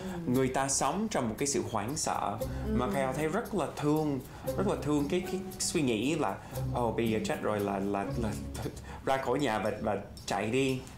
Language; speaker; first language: Vietnamese; non-native, fluent; English